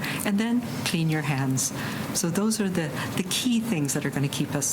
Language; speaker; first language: English; native; English